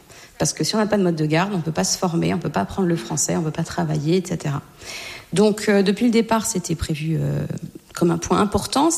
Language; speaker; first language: French; native; French